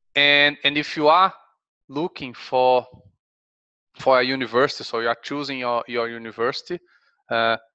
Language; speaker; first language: English; non-native, fluent; Portuguese